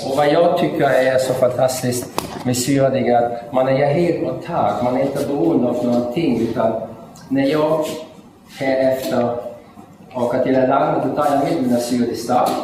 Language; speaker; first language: Swedish; non-native, fluent; German